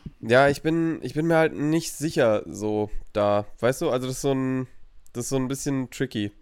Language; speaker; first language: German; native; German